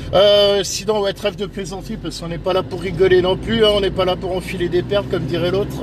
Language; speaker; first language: French; native; French